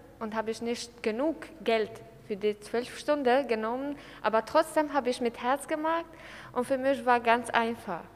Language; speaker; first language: German; non-native, learner; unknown